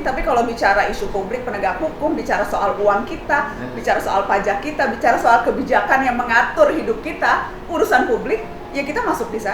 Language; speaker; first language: Indonesian; native; Indonesian